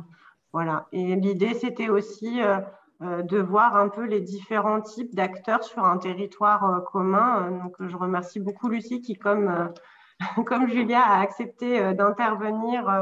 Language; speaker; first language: French; native; French